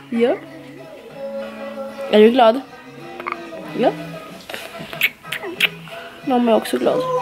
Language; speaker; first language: Swedish; native; Swedish